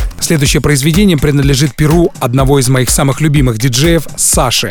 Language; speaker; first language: Russian; native; Russian